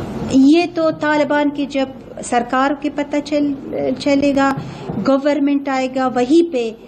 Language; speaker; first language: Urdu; non-native, fluent; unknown